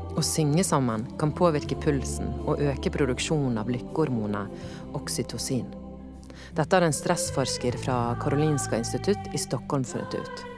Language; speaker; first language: Norwegian; native; Norwegian